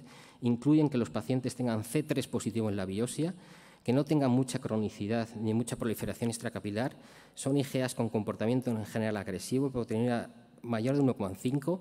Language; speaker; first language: Spanish; native; Spanish